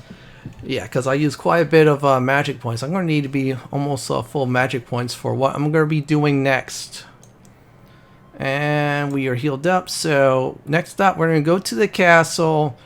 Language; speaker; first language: English; native; English